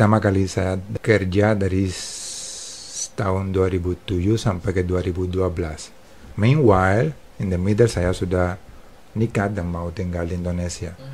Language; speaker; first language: Indonesian; non-native, fluent; Spanish